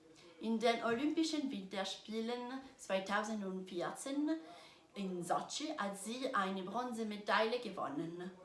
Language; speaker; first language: German; non-native, learner; Italian